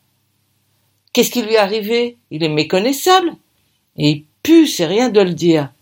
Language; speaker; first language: French; native; French